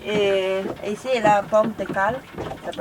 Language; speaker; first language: French; non-native, learner; Italian